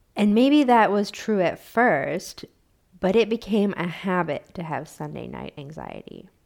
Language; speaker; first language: English; native; English